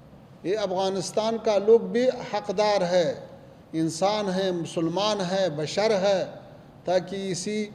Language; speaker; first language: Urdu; non-native, fluent; Pashto